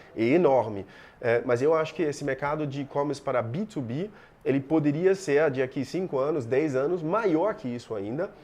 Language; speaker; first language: Portuguese; non-native, fluent; German